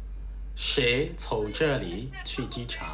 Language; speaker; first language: Chinese; non-native, fluent; Burmese